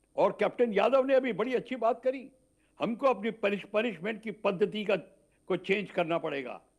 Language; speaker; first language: Hindi; native; Hindi